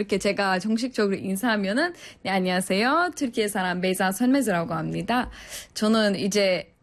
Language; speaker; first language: Korean; non-native, fluent; Turkish